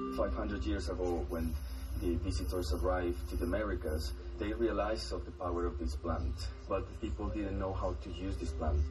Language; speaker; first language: English; non-native, fluent; Spanish